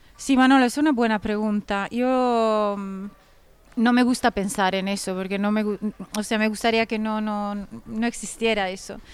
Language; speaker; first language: Spanish; non-native, fluent; Italian